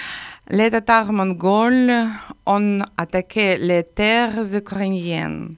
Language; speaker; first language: French; non-native, learner; Ukrainian